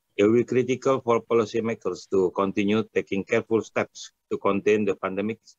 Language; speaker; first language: English; non-native, fluent; Indonesian